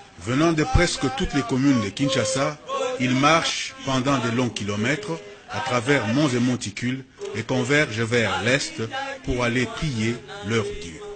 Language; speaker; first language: French; non-native, local second language; Lingala